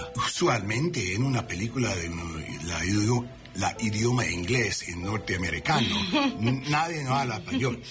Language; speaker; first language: Spanish; non-native, learner; English